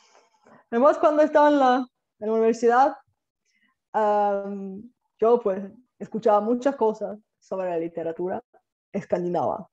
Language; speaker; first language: Spanish; non-native, fluent; Bulgarian